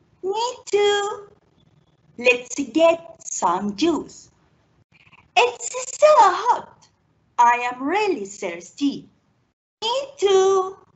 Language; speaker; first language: English; non-native, fluent; Arabic